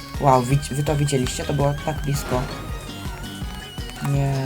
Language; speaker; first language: Polish; native; Polish